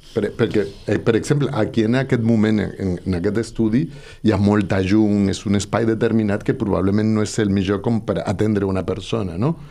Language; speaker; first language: Catalan; non-native, local second language; Spanish